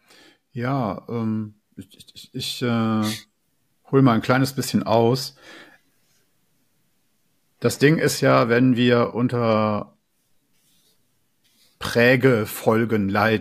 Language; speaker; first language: German; native; German